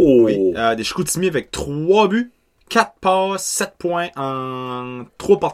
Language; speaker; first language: French; native; French